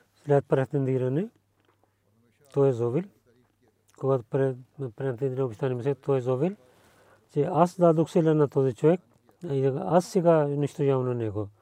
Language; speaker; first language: Bulgarian; non-native, learner; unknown